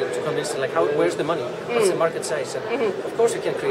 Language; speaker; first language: English; non-native, fluent; Icelandic